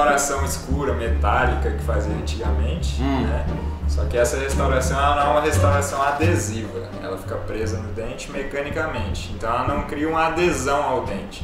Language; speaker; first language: Portuguese; native; Portuguese